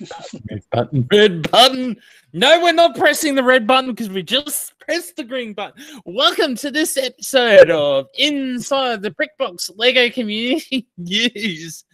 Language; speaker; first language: English; native; English